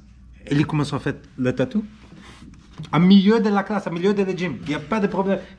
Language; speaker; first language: French; non-native, learner; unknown